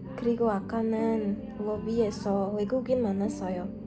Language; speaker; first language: Korean; non-native, learner; Indonesian